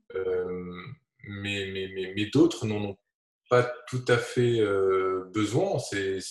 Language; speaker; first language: French; native; French